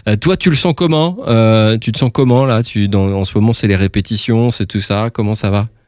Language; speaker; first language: French; native; French